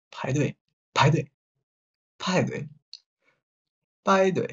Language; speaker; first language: Chinese; non-native, learner; Japanese